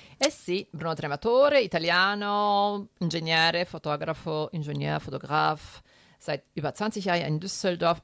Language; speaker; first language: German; non-native, fluent; Italian